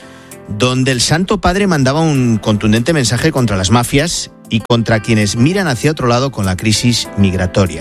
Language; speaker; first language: Spanish; native; Spanish